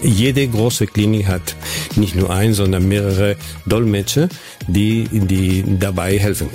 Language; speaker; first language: German; non-native, fluent; Spanish